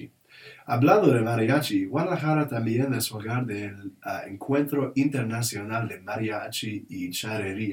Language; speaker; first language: Spanish; non-native, learner; English